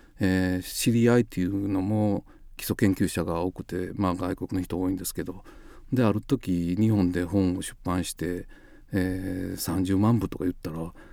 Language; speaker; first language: Japanese; native; Japanese